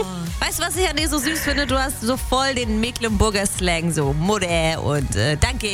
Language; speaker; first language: German; native; German